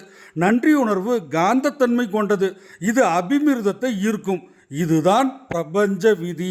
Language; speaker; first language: Tamil; native; Tamil